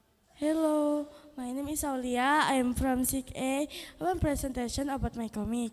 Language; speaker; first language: English; non-native, learner; Indonesian